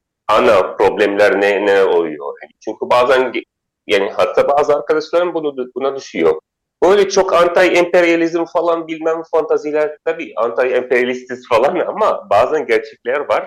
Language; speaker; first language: Turkish; non-native, fluent; Arabic